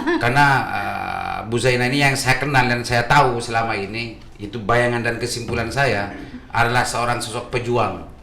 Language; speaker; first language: Indonesian; non-native, local second language; Madurese